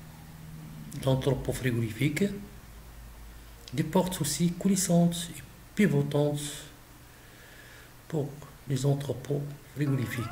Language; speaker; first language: French; non-native, local second language; Arabic